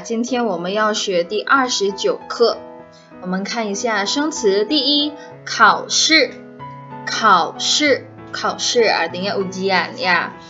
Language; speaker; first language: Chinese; non-native, fluent; Indonesian